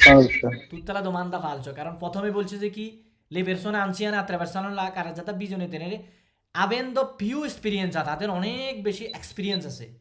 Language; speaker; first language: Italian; non-native, fluent; Bangla